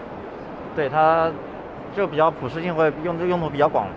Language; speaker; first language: Chinese; native; Chinese